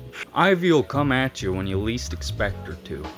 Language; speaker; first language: English; native; English